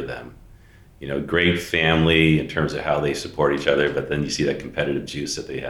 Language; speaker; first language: English; native; English